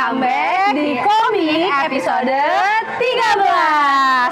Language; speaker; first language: Indonesian; native; Indonesian